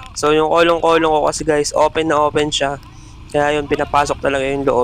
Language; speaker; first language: Filipino; native; Filipino